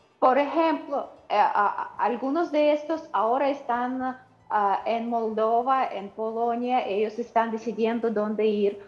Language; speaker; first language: Spanish; non-native, learner; Ukrainian